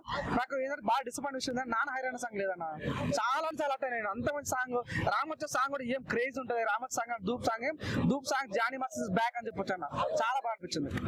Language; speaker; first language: Telugu; native; Telugu